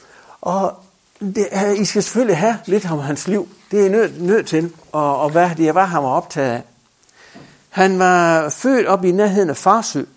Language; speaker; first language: Danish; native; Danish